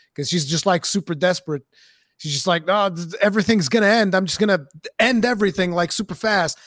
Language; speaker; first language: English; non-native, fluent; Portuguese